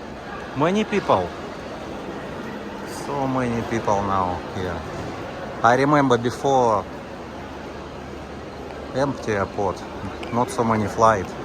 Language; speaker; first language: English; non-native, learner; Russian